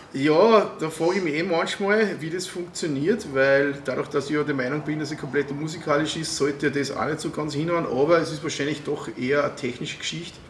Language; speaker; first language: German; native; German